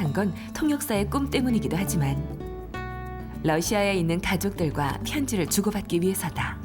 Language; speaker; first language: Korean; native; Korean